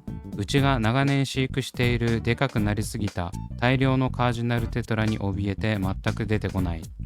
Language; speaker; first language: Japanese; native; Japanese